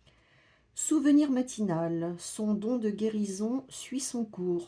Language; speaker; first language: French; native; French